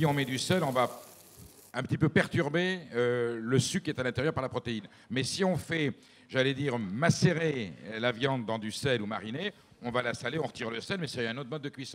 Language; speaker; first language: French; native; French